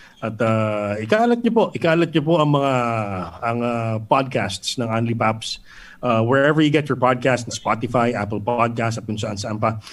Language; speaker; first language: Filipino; native; Filipino